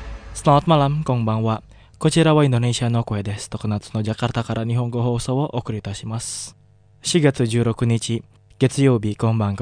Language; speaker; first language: Japanese; non-native, fluent; Indonesian